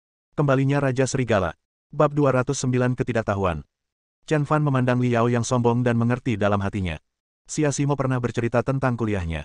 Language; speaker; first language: Indonesian; native; Indonesian